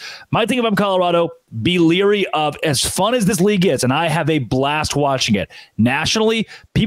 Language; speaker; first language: English; native; English